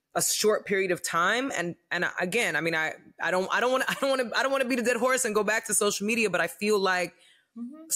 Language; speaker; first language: English; native; English